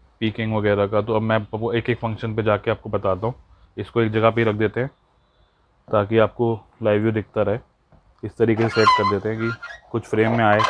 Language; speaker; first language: Hindi; native; Hindi